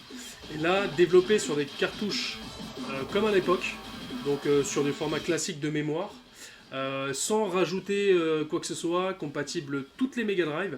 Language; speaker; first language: French; native; French